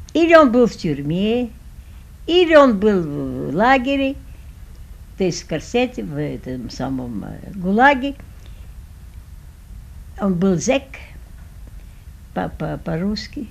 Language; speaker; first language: Russian; early bilingual, heritage; Russian